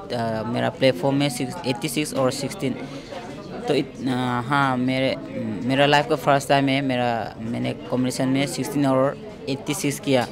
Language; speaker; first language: Hindi; non-native, local second language; Manipuri